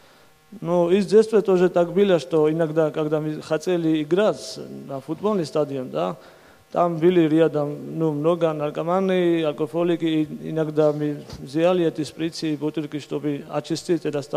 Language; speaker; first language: Russian; non-native, learner; Georgian